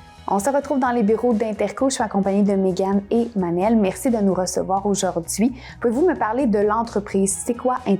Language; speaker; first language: French; native; French